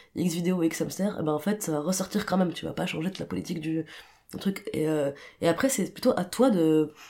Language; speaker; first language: French; non-native, local second language; Arabic